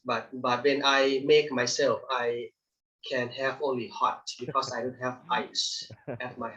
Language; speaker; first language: English; non-native, fluent; Thai